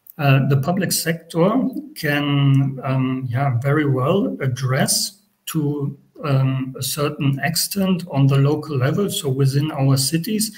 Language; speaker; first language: English; non-native, fluent; German